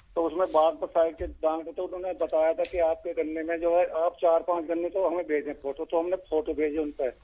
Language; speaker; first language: Hindi; native; Hindi